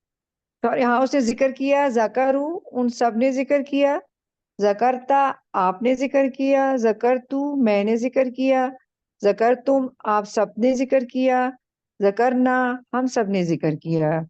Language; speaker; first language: Hindi; non-native, learner; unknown